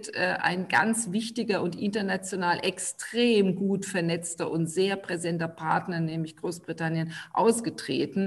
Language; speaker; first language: German; native; German